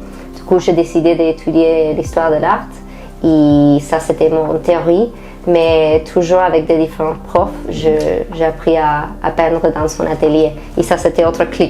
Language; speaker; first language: French; non-native, fluent; Spanish